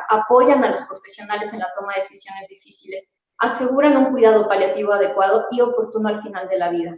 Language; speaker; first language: Spanish; native; Spanish